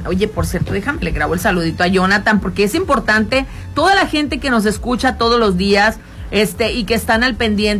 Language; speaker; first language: Spanish; native; Spanish